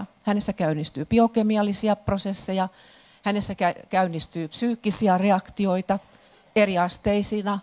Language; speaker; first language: Finnish; native; Finnish